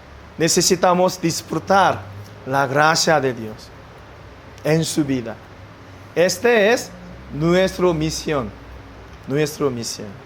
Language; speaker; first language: Spanish; non-native, learner; Korean